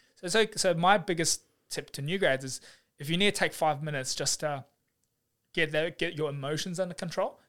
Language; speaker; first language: English; native; English